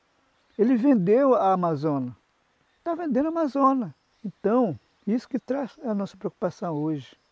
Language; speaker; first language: Portuguese; non-native, local second language; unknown